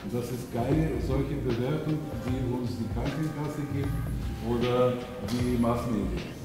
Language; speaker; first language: German; non-native, fluent; Bulgarian